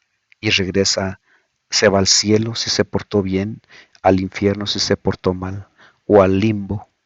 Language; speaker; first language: Spanish; native; Spanish